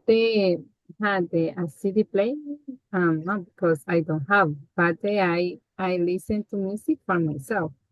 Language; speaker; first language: English; non-native, learner; Spanish